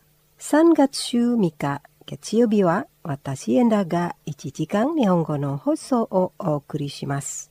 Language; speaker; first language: Japanese; non-native, fluent; Indonesian